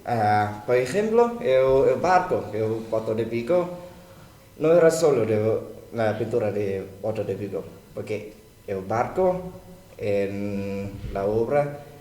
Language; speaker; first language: Spanish; non-native, learner; Thai